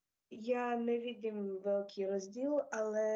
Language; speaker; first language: Czech; non-native, learner; Ukrainian